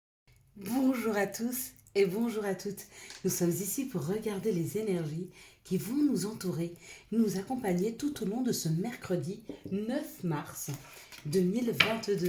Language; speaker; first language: French; native; French